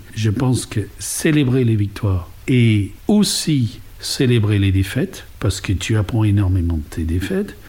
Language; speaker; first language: French; non-native, fluent; English